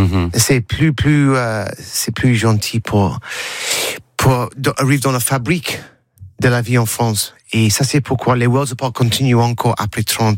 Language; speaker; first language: French; non-native, learner; English